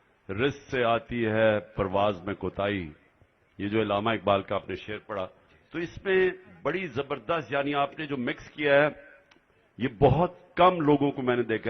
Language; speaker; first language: Urdu; native; Urdu